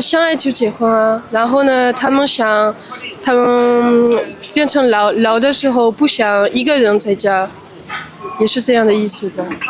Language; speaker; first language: Chinese; early bilingual, heritage; Chinese